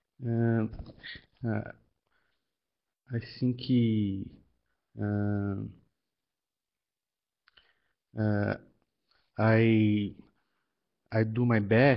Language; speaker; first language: English; non-native, learner; Portuguese